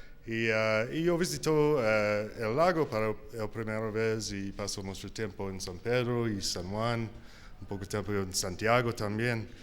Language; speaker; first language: Spanish; non-native, learner; English